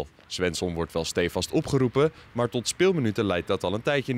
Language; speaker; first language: Dutch; native; Dutch